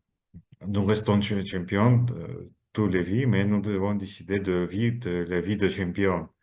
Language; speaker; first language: French; non-native, learner; Russian